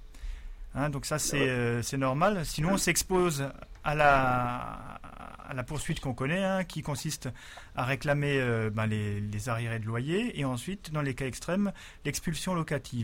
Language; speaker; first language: French; native; French